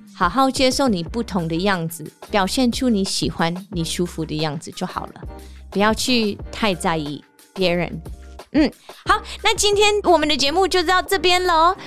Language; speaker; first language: Chinese; non-native, fluent; English